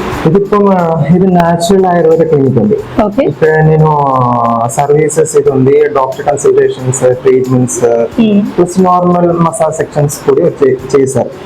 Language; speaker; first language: Telugu; non-native, learner; Malayalam